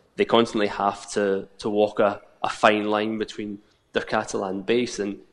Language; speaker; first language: English; native; English